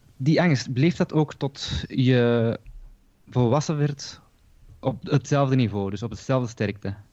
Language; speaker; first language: Dutch; early bilingual, other home language; Turkish